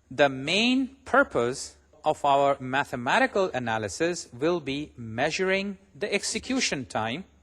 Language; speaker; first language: English; non-native, local second language; Urdu